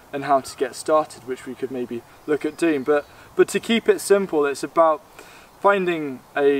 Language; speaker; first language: English; native; English